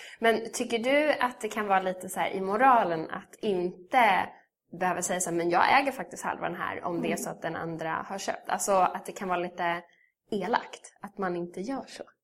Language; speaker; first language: Swedish; native; Swedish